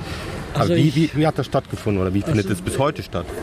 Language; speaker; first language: German; native; German